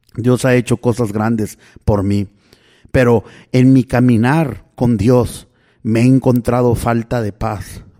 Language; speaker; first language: Spanish; early bilingual, heritage; Spanish